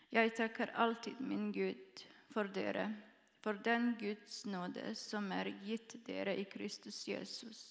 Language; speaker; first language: Norwegian; non-native, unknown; Croatian